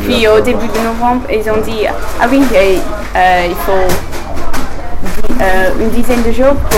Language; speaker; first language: French; non-native, learner; English